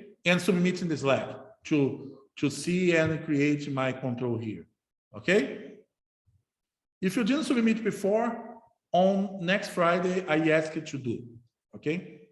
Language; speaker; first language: English; non-native, fluent; Portuguese